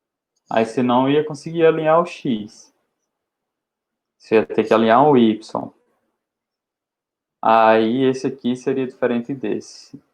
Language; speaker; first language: Portuguese; native; Portuguese